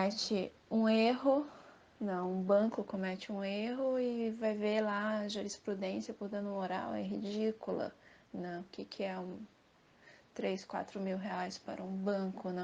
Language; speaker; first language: Portuguese; native; Portuguese